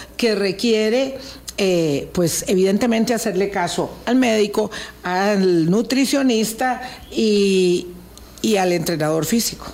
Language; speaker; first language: Spanish; native; Spanish